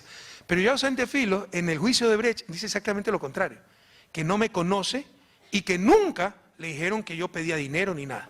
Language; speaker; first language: Spanish; native; Spanish